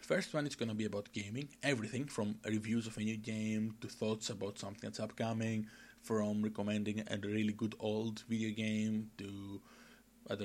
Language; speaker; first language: English; non-native, fluent; Greek